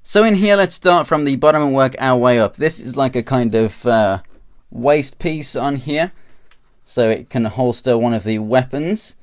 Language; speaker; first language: English; native; English